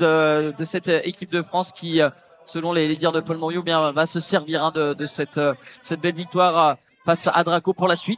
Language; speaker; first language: French; native; French